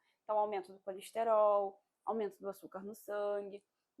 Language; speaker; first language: Portuguese; native; Portuguese